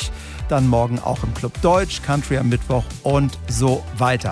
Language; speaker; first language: German; native; German